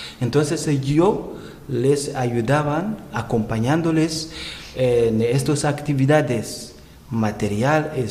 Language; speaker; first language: Spanish; non-native, learner; Rundi